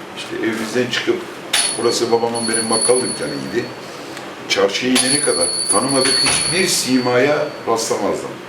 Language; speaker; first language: Turkish; native; Turkish